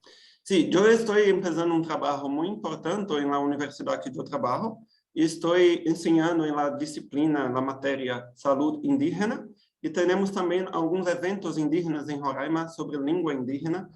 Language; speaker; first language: Spanish; non-native, fluent; Portuguese